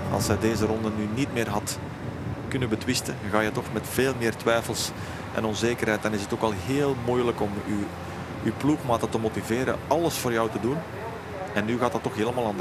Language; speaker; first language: Dutch; native; Dutch